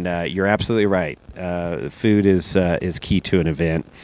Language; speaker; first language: English; native; English